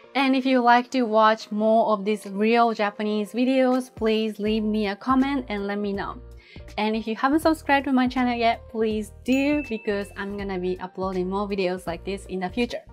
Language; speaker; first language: English; non-native, fluent; Japanese